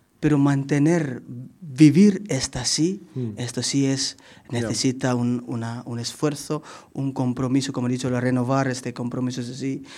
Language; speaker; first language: Spanish; non-native, fluent; Indonesian